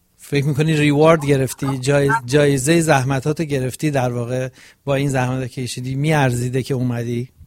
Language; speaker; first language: Persian; native; Persian